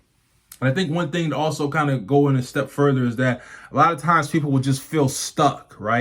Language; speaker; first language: English; native; English